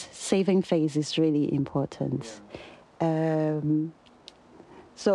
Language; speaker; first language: English; non-native, local second language; Cantonese